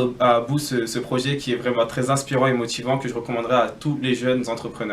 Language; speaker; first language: French; native; French